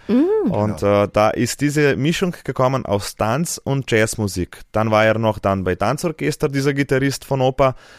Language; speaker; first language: German; non-native, fluent; Slovenian